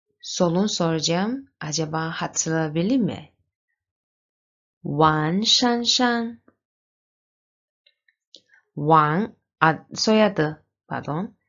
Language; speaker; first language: Turkish; non-native, learner; Chinese